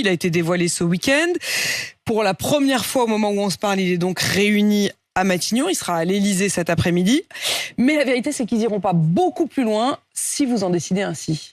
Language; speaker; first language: French; native; French